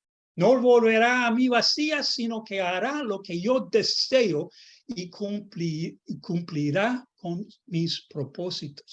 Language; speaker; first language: Spanish; non-native, fluent; English